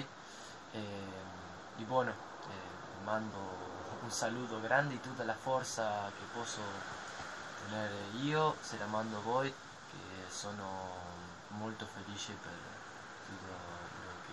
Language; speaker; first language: Italian; non-native, learner; Spanish